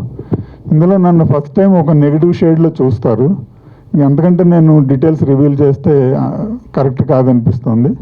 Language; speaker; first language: Telugu; native; Telugu